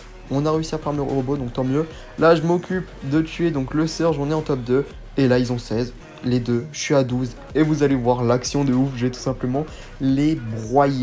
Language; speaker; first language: French; native; French